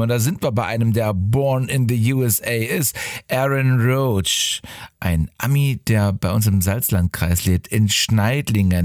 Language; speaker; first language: German; native; German